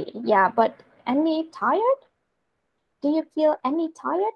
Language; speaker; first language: English; non-native, learner; Vietnamese